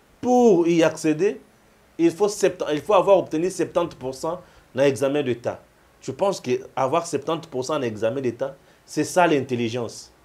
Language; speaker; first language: French; non-native, local second language; Lingala